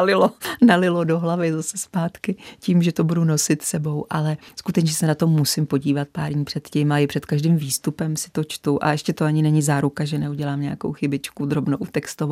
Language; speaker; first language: Czech; native; Czech